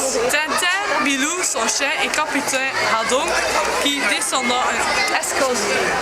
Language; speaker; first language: French; non-native, learner; Dutch